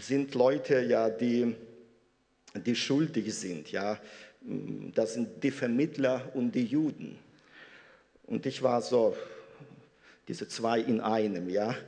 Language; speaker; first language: German; non-native, fluent; Russian